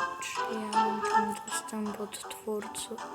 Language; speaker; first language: Polish; native; Polish